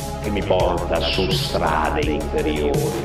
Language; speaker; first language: Italian; native; Italian